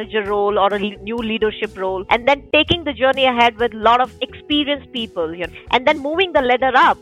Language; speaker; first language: English; non-native, local second language; Hindi